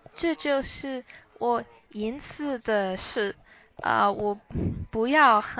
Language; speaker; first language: Chinese; non-native, learner; English